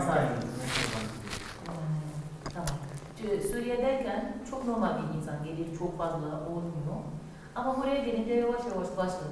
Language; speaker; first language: Turkish; non-native, learner; Arabic